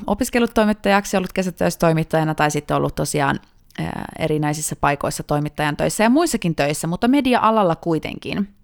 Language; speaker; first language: Finnish; native; Finnish